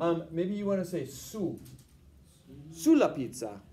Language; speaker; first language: English; native; English